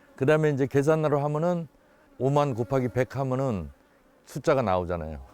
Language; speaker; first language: Korean; native; Korean